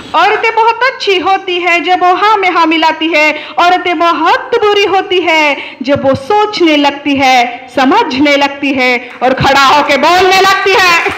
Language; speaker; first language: Hindi; non-native, local second language; Marathi